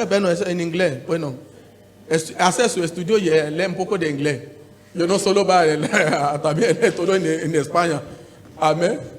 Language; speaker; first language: Spanish; non-native, learner; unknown